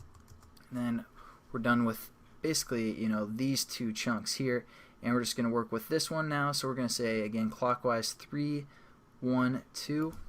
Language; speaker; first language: English; native; English